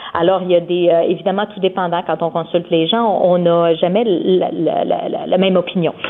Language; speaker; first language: French; native; French